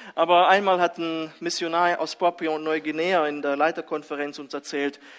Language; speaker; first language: German; early bilingual, other home language; Russian